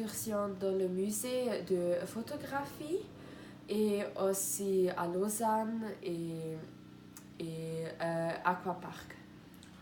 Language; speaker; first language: French; non-native, learner; Croatian